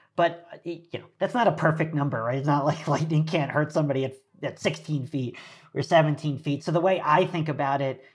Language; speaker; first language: English; native; English